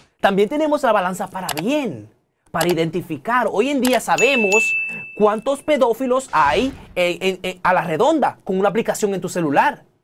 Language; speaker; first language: Spanish; native; Spanish